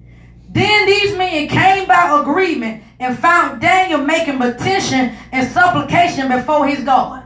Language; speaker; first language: English; native; English